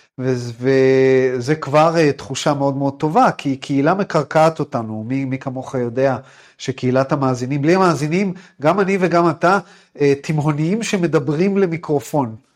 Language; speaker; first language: Hebrew; native; Hebrew